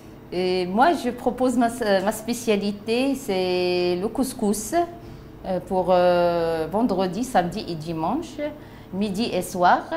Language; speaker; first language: French; non-native, local second language; Arabic